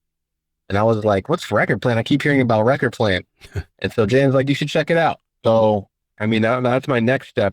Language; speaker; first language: English; native; English